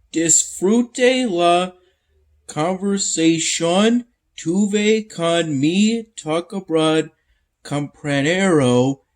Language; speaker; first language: Spanish; non-native, learner; English